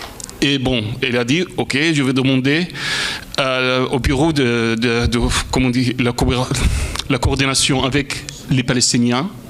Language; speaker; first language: French; non-native, fluent; Arabic